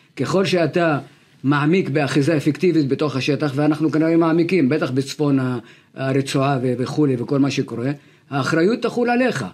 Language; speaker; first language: Hebrew; non-native, local second language; Arabic